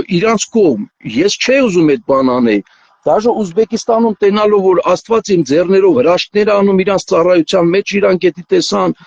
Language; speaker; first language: Armenian; native; Armenian